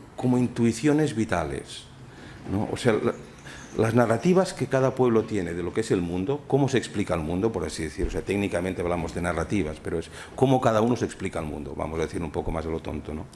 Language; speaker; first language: Spanish; non-native, local second language; Catalan